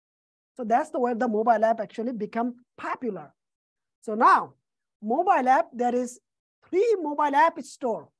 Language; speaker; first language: English; non-native, fluent; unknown